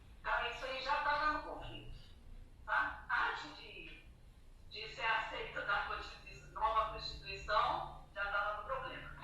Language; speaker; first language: Portuguese; non-native, fluent; Spanish